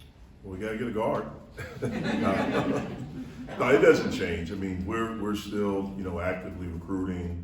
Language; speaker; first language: English; native; English